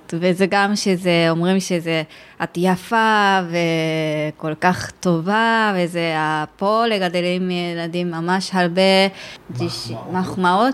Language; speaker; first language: Hebrew; non-native, learner; Japanese